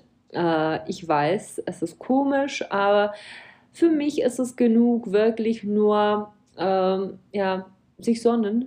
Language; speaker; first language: German; non-native, fluent; Czech